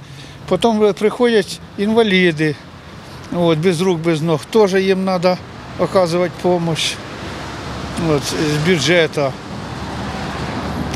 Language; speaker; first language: Ukrainian; non-native, local second language; Russian